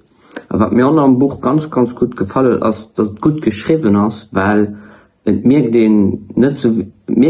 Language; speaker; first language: German; non-native, local second language; Luxembourgish